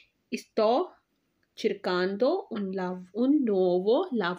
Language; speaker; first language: Italian; non-native, fluent; Urdu